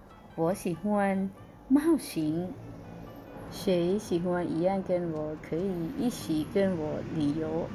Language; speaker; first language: Chinese; non-native, learner; Lao